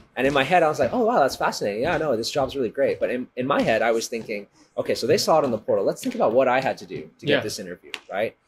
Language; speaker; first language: English; native; English